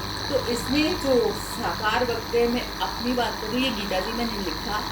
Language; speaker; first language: Hindi; native; Hindi